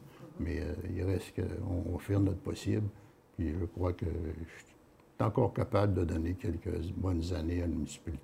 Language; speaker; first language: French; native; French